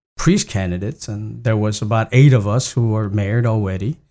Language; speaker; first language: English; non-native, fluent; Korean